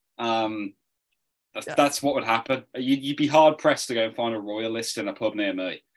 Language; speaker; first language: English; native; English